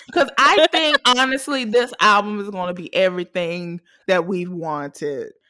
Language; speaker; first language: English; native; English